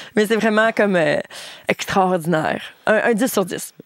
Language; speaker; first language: French; native; French